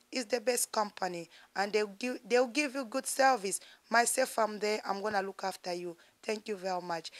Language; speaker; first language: English; non-native, learner; Lingala